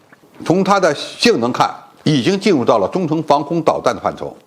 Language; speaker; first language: Chinese; native; Chinese